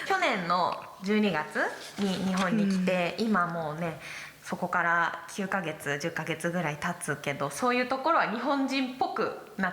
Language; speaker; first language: Japanese; native; Japanese